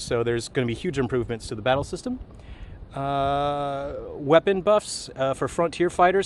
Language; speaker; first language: English; native; English